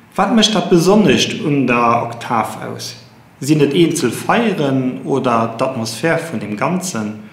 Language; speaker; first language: Luxembourgish; native; Luxembourgish